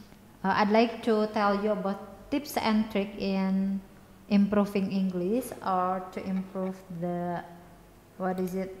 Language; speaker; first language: English; non-native, learner; Indonesian